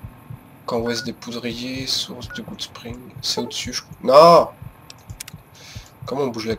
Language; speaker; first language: French; native; French